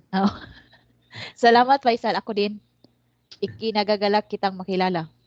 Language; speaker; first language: Filipino; non-native, local second language; Cebuano